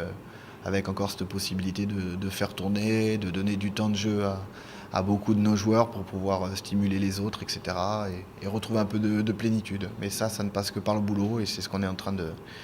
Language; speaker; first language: French; native; French